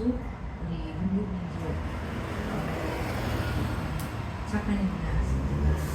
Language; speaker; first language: Korean; non-native, fluent; Nepali